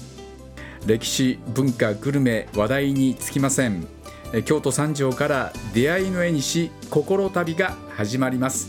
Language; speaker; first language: Japanese; native; Japanese